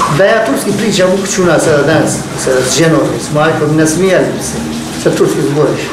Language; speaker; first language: Bosnian; early bilingual, heritage; Bosnian